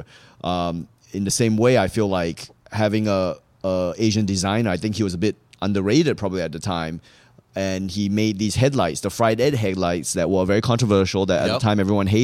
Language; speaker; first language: English; native; English